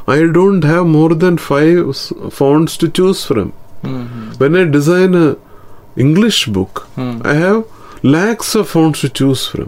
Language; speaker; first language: English; non-native, local second language; Malayalam